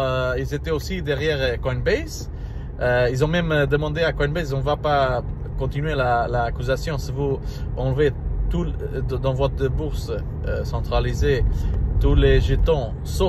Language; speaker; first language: French; non-native, learner; Portuguese